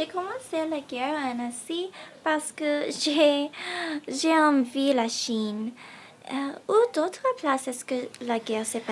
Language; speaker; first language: French; non-native, learner; English